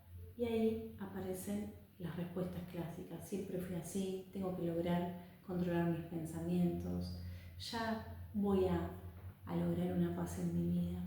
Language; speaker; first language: Spanish; native; Spanish